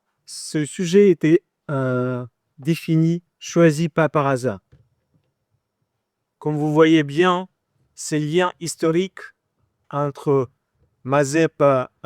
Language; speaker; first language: French; non-native, fluent; Ukrainian